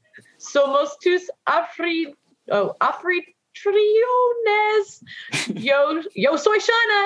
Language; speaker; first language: Spanish; non-native, learner; English